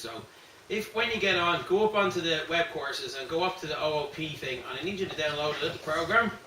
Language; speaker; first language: English; native; English